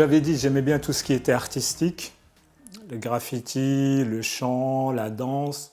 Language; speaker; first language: French; early bilingual, other home language; Arabic